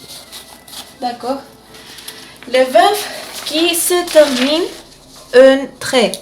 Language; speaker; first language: French; non-native, learner; Spanish